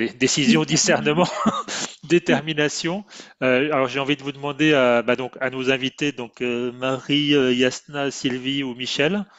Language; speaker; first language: French; native; French